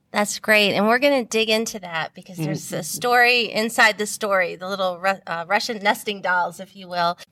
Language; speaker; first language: English; native; English